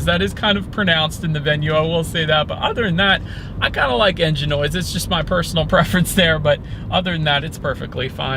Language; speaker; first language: English; native; English